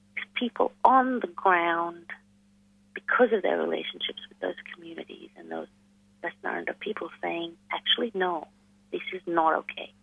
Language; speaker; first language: English; non-native, local second language; Hindi